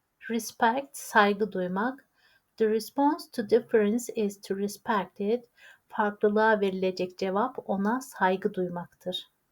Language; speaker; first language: English; non-native, fluent; Turkish